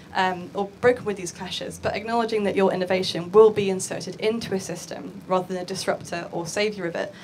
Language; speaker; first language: English; native; English